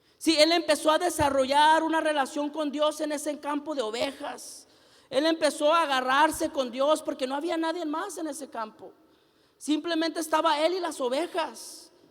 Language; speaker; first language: Spanish; early bilingual, heritage; Spanish